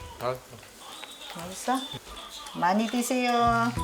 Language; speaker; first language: Korean; non-native, learner; Vietnamese